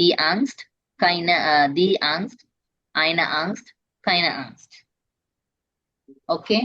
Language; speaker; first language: German; non-native, learner; Tamil